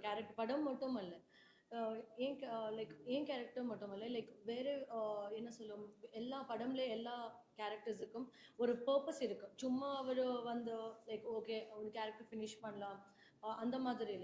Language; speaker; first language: Tamil; non-native, learner; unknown